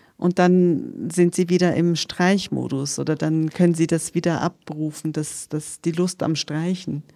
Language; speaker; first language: German; native; German